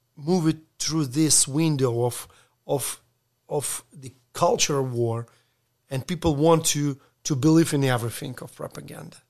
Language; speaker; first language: English; non-native, learner; Ukrainian